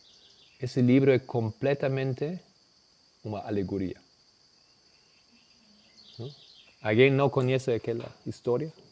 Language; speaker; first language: Portuguese; non-native, fluent; Spanish